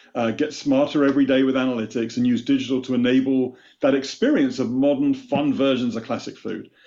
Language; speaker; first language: English; native; English